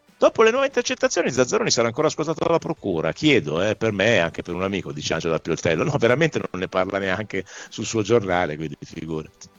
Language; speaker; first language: Italian; native; Italian